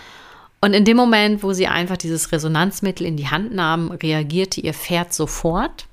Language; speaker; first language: German; native; German